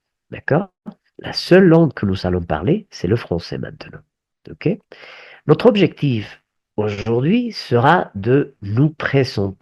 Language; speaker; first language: French; non-native, fluent; Spanish